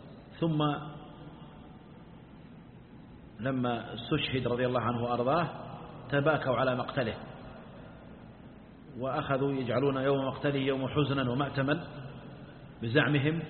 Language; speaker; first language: Arabic; native; Arabic